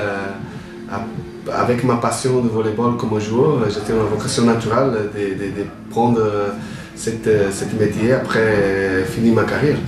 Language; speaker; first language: French; non-native, fluent; Portuguese